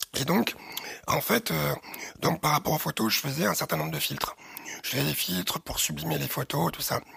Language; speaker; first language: French; early bilingual, other home language; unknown